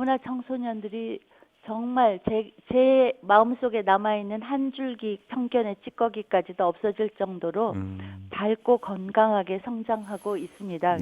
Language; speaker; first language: Korean; native; Korean